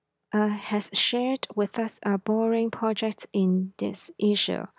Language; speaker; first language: English; non-native, local second language; Cantonese